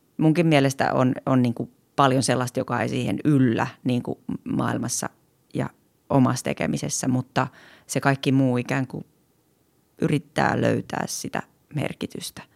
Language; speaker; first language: Finnish; native; Finnish